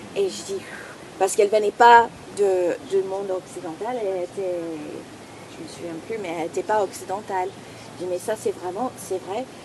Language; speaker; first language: French; non-native, fluent; English